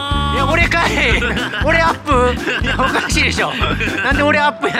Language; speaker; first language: Japanese; native; Japanese